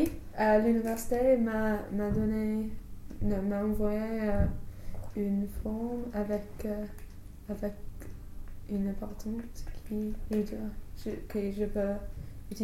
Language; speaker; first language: French; non-native, learner; English